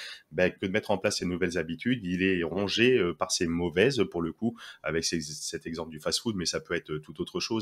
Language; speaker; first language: French; native; French